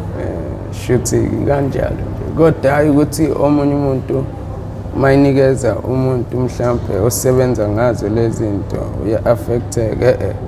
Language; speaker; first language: Zulu; native; Zulu